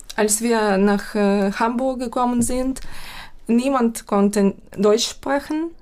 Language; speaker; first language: German; non-native, fluent; Ukrainian